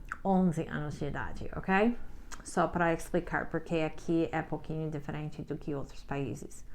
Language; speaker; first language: Portuguese; non-native, learner; English